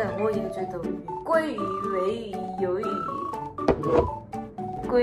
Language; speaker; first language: Chinese; non-native, fluent; Korean